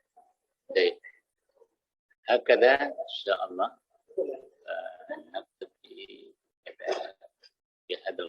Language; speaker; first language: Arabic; non-native, fluent; Indonesian